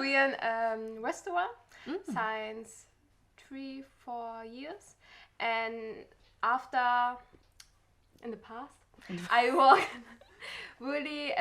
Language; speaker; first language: English; non-native, learner; German